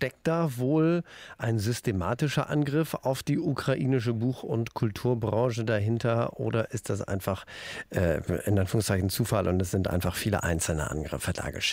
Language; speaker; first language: German; native; German